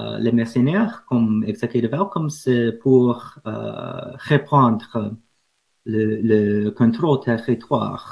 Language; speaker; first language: French; non-native, fluent; English